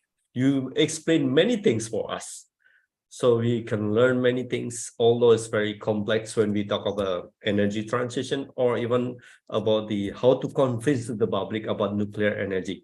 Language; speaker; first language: English; non-native, fluent; Indonesian